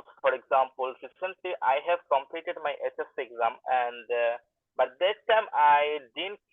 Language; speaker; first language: English; non-native, learner; Bangla